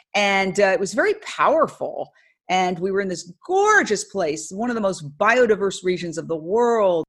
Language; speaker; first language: English; native; English